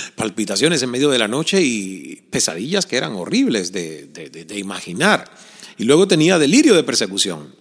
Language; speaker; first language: Spanish; native; Spanish